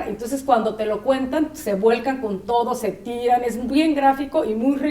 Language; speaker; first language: Spanish; non-native, local second language; Zapotec